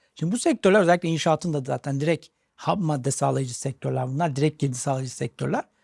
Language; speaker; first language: Turkish; native; Turkish